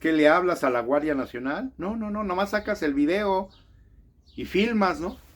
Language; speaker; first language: Spanish; native; Spanish